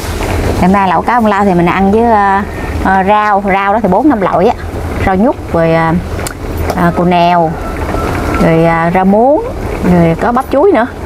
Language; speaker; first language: Vietnamese; native; Vietnamese